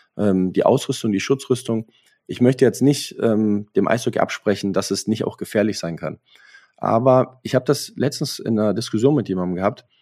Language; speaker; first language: German; native; German